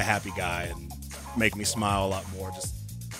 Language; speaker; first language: English; native; English